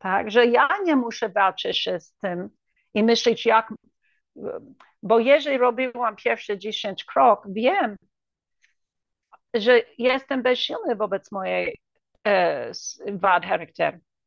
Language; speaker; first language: Polish; early bilingual, heritage; English